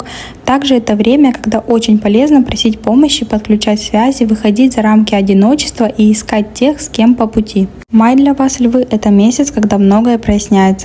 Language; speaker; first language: Russian; native; Russian